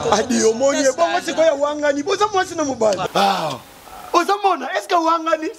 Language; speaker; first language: Lingala; non-native, local second language; Kongo